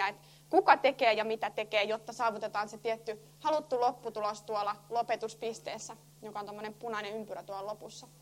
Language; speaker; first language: Finnish; native; Finnish